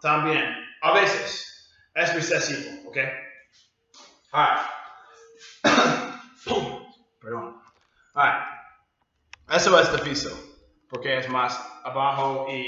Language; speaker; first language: Spanish; non-native, learner; English